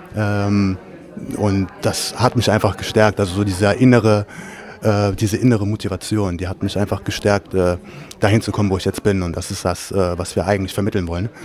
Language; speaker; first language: German; native; German